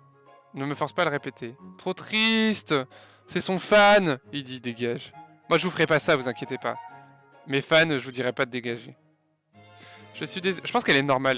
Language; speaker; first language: French; native; French